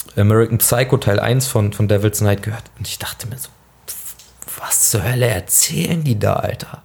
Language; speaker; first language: German; native; German